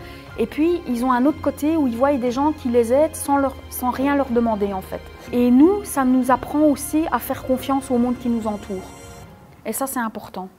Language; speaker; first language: French; native; French